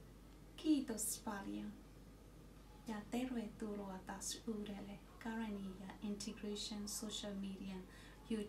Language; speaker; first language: Finnish; non-native, learner; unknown